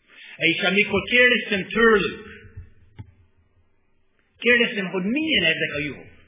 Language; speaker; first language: Hungarian; non-native, learner; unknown